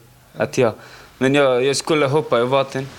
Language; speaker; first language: Swedish; non-native, learner; Pashto